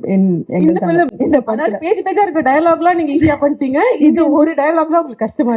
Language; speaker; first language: Tamil; native; Tamil